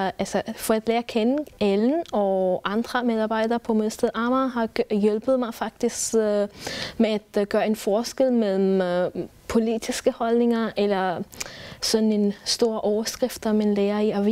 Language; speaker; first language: Danish; non-native, fluent; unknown